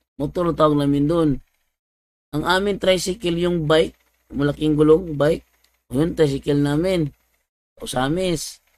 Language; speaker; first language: Filipino; non-native, local second language; Cebuano